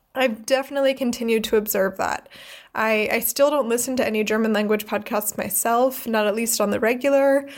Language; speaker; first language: English; native; English